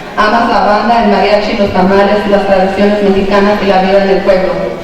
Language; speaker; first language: Spanish; early bilingual, heritage; Spanish